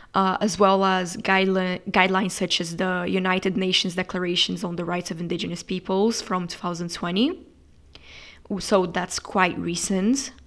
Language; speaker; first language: English; non-native, fluent; Portuguese